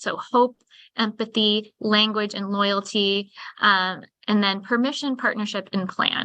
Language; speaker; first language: English; native; English